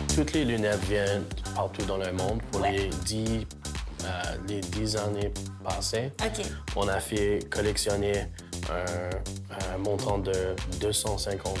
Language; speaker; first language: French; non-native, local second language; English